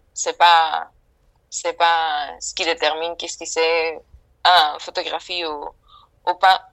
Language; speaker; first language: French; non-native, fluent; Spanish